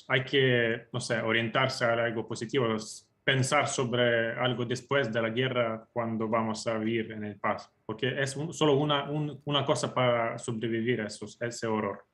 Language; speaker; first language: Spanish; non-native, fluent; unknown